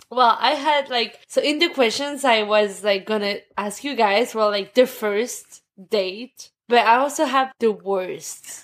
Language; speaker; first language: English; non-native, fluent; French